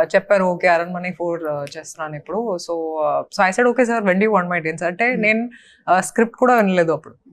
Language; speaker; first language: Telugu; non-native, fluent; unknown